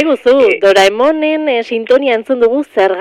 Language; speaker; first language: Basque; native; Basque